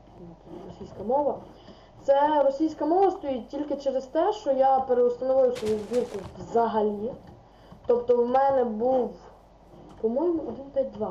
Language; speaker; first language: Ukrainian; native; Ukrainian